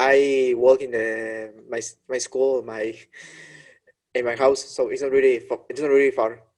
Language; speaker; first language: English; non-native, learner; Spanish